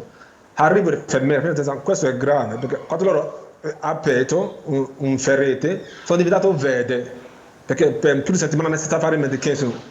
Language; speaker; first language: Italian; non-native, learner; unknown